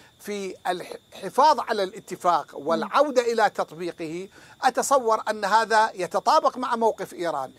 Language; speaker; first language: Arabic; non-native, fluent; Persian